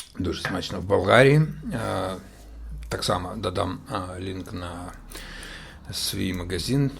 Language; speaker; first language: Ukrainian; non-native, local second language; Russian